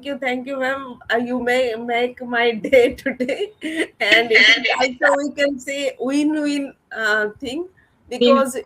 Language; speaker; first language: English; non-native, learner; Odia